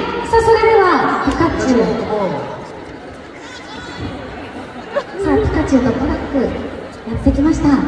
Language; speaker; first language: Japanese; native; Japanese